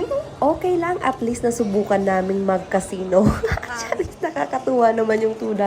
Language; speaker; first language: Filipino; non-native, local second language; Bikol